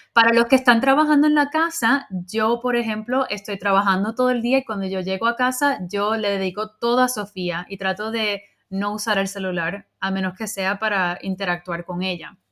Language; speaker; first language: Spanish; early bilingual, heritage; Spanish